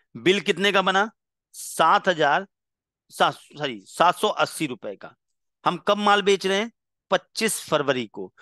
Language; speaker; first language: Hindi; non-native, local second language; Gujarati